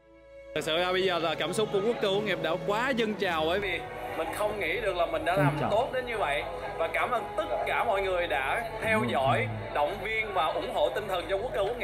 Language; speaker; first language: Vietnamese; native; Vietnamese